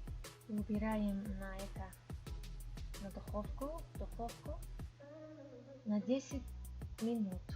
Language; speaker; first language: Russian; non-native, fluent; Tajik